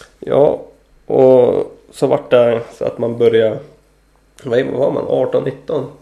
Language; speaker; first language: Swedish; early bilingual, other home language; Greek